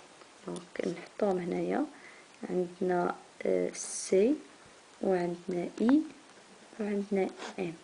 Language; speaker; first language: Arabic; native; Arabic